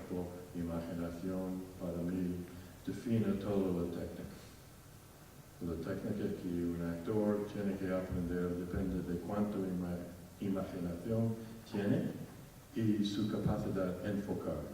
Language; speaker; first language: Spanish; non-native, fluent; English